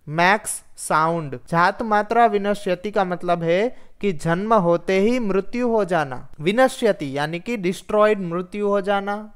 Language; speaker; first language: Hindi; non-native, local second language; Gujarati